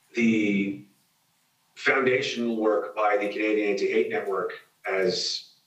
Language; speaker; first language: English; native; English